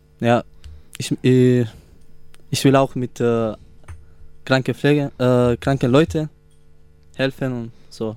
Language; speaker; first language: German; non-native, learner; Romany